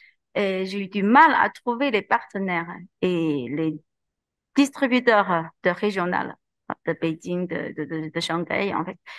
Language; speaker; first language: French; non-native, learner; Chinese